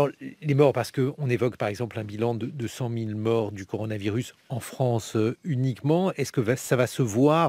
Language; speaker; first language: French; native; French